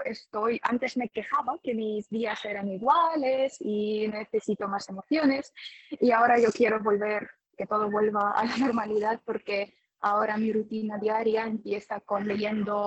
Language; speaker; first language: Spanish; non-native, fluent; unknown